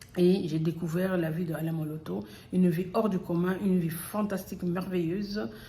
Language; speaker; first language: French; early bilingual, other home language; Lingala